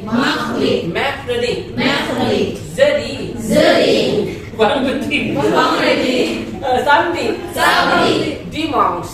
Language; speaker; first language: French; non-native, fluent; Indonesian